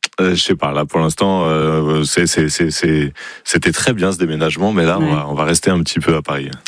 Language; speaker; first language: French; native; French